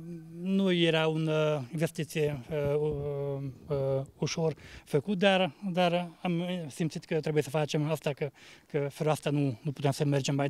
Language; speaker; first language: Romanian; non-native, local second language; Hungarian